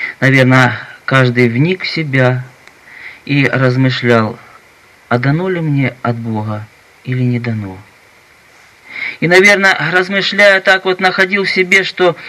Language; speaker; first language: Russian; native; Russian